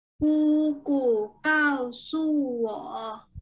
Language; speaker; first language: Chinese; non-native, fluent; Thai